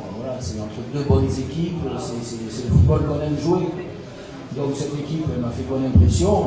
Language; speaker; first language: French; native; French